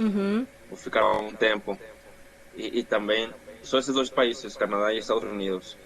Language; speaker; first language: Portuguese; non-native, fluent; Spanish